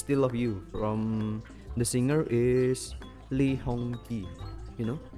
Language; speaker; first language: English; non-native, fluent; Indonesian